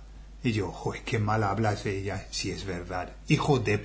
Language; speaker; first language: Spanish; non-native, fluent; English